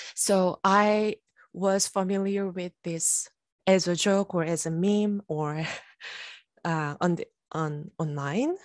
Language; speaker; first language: English; non-native, fluent; Korean